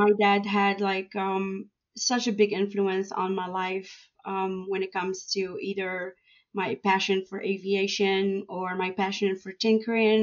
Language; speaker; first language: English; non-native, fluent; Arabic